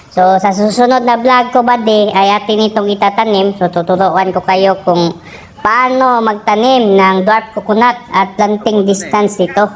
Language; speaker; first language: Filipino; non-native, local second language; Cebuano